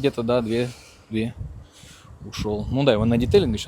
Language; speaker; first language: Russian; native; Russian